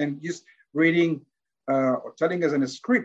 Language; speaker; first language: English; non-native, fluent; Spanish